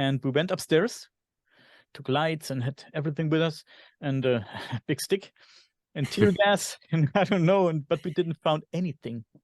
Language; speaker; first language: English; non-native, fluent; German